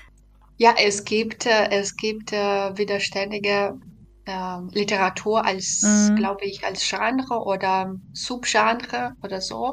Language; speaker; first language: German; non-native, fluent; Belarusian